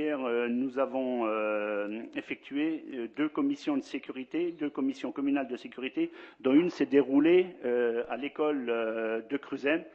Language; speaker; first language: French; native; French